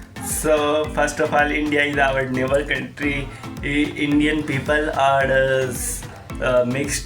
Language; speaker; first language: English; non-native, local second language; Urdu